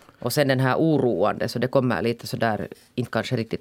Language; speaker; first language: Swedish; native; Swedish